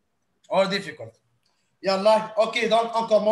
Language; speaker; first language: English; non-native, learner; Arabic